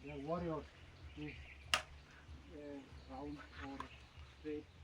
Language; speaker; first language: English; non-native, learner; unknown